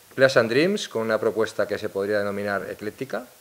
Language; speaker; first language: Spanish; non-native, local second language; Catalan